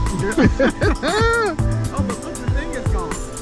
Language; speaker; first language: English; native; English